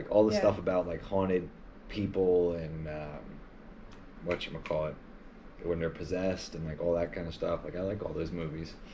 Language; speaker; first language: English; native; English